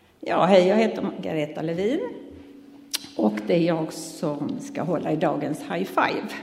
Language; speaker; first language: Swedish; native; Swedish